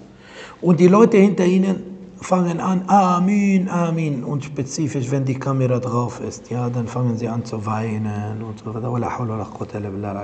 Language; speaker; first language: German; non-native, fluent; Arabic